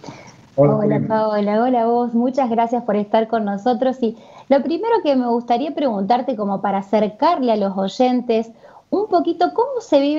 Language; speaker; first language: Spanish; native; Spanish